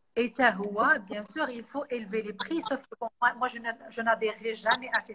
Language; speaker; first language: French; non-native, local second language; Arabic